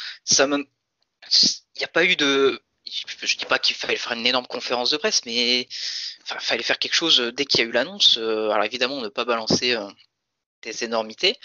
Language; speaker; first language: French; native; French